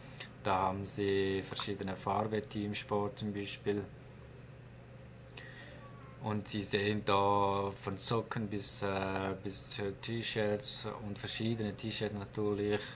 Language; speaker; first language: German; non-native, fluent; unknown